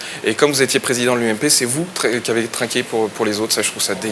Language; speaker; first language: French; native; French